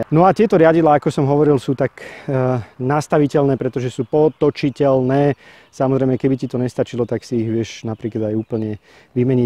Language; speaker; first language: Slovak; native; Slovak